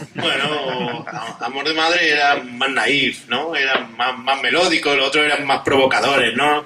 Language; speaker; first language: Spanish; native; Spanish